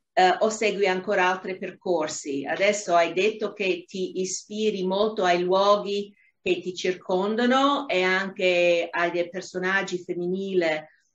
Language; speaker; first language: Italian; non-native, fluent; English